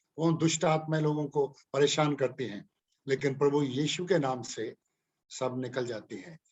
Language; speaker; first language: Hindi; non-native, local second language; Punjabi